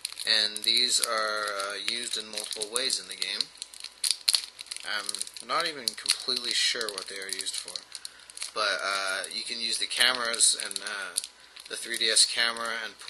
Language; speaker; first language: English; native; English